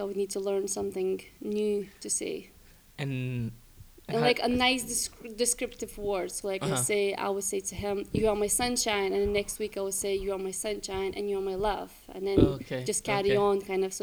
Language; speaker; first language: English; non-native, fluent; Lithuanian